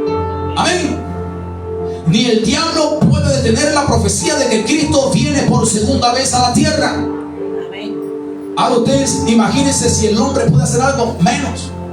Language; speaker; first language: Spanish; native; Spanish